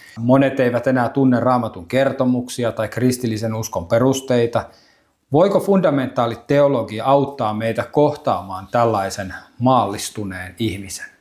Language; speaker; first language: Finnish; native; Finnish